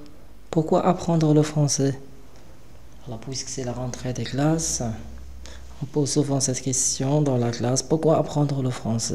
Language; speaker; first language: French; non-native, local second language; Arabic